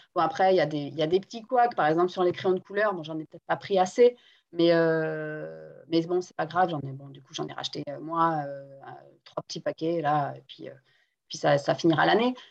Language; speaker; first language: French; non-native, local second language; Guadeloupean Creole French